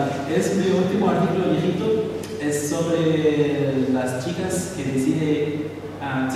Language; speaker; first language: Spanish; non-native, learner; Arabic